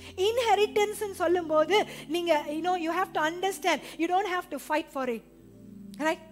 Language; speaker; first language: English; non-native, local second language; Tamil